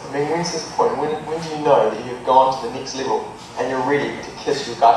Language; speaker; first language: English; native; English